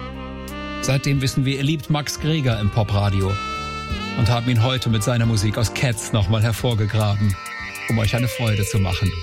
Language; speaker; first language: German; native; German